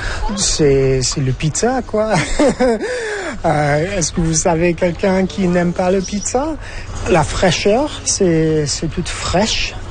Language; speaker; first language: French; non-native, fluent; English